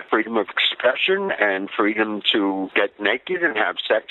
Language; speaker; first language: English; native; English